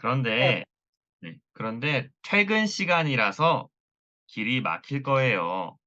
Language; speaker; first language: Korean; non-native, learner; Thai